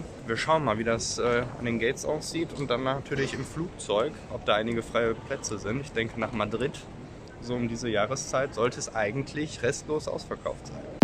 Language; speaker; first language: German; native; German